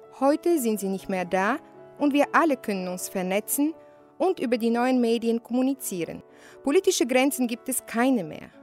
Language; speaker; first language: German; native; German